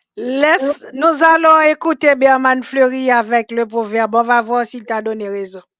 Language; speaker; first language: French; non-native, local second language; Haitian Creole